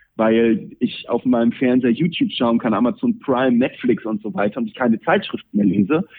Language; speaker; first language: German; native; German